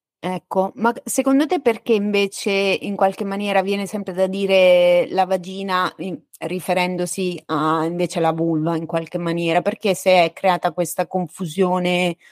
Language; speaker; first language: Italian; native; Italian